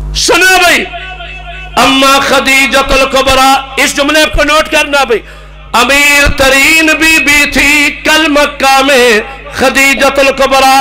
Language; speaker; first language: Urdu; non-native, local second language; Saraiki